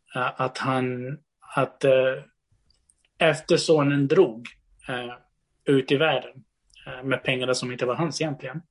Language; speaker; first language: Swedish; early bilingual, other home language; Portuguese